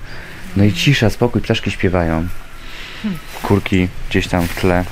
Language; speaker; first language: Polish; native; Polish